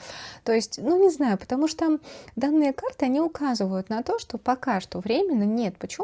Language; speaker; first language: Russian; native; Russian